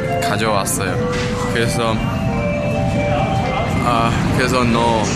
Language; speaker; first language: Korean; non-native, learner; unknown